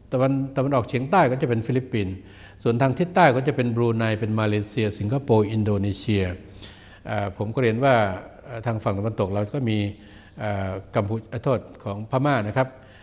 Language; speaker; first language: Thai; native; Thai